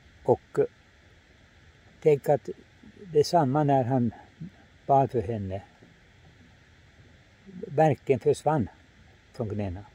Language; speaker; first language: Swedish; non-native, fluent; Finnish